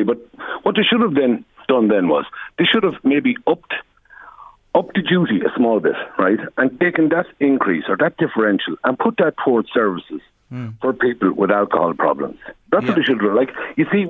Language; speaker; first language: English; native; English